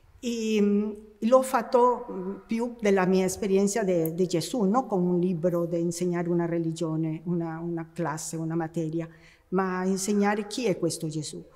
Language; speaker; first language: Italian; non-native, fluent; Spanish